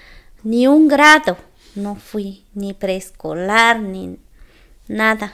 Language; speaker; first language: Spanish; non-native, local second language; Zapotec